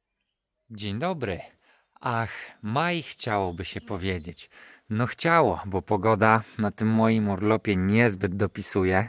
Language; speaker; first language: Polish; native; Polish